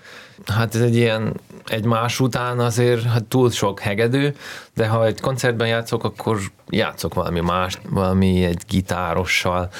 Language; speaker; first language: Hungarian; non-native, learner; Russian